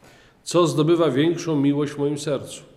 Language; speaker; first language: Polish; native; Polish